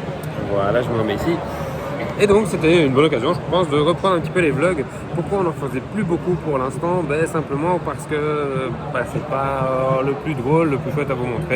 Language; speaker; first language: French; native; French